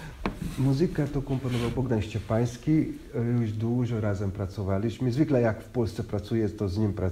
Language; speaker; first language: Polish; non-native, fluent; Hungarian